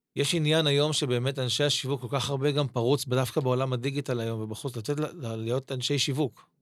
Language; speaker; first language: Hebrew; native; Hebrew